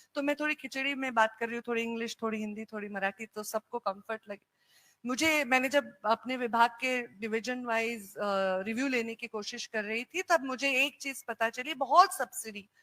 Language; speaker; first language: Hindi; non-native, local second language; Marathi